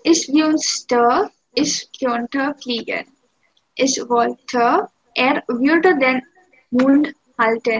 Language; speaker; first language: German; non-native, fluent; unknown